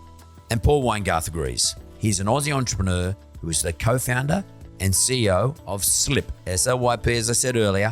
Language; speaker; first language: English; native; English